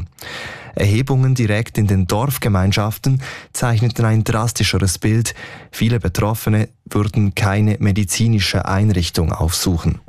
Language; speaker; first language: German; native; German